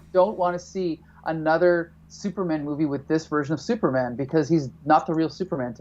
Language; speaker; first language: English; native; English